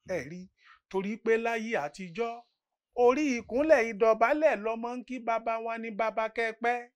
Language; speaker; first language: Yoruba; native; Yoruba